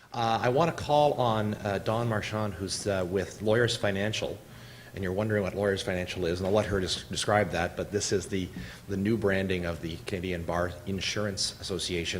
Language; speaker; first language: English; native; English